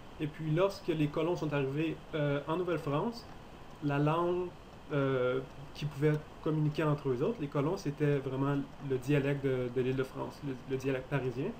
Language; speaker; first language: French; native; French